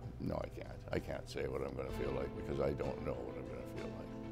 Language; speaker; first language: English; native; English